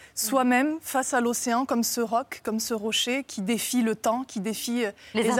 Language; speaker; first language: French; native; French